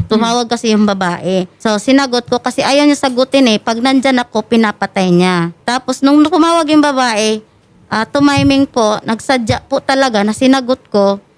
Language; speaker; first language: Filipino; native; Filipino